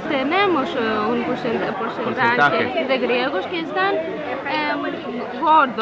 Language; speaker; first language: Spanish; non-native, fluent; Greek